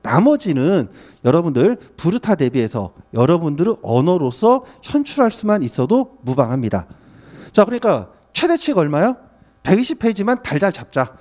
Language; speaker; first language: Korean; native; Korean